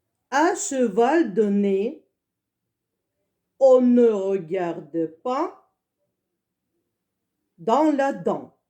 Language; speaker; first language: French; non-native, fluent; Russian